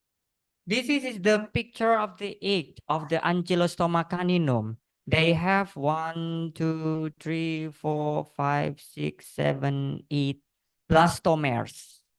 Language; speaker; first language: English; non-native, learner; Indonesian